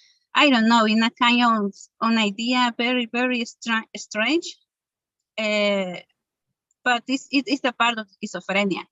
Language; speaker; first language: English; non-native, learner; Spanish